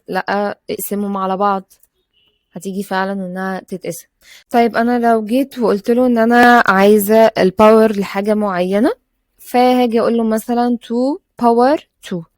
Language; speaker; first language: Arabic; native; Arabic